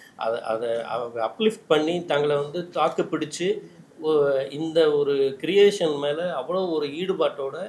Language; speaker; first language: Tamil; native; Tamil